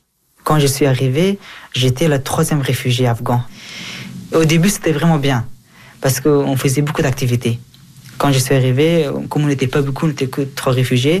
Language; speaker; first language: French; early bilingual, other home language; Persian